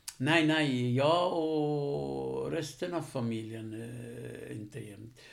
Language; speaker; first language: Swedish; non-native, fluent; Arabic